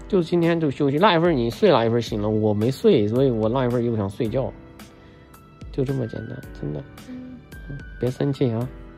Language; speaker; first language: Chinese; native; Chinese